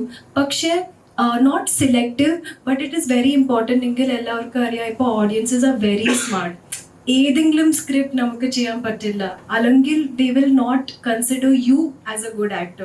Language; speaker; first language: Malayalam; non-native, learner; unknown